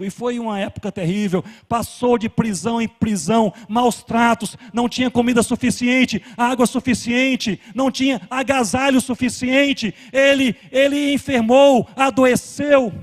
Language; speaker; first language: Portuguese; native; Portuguese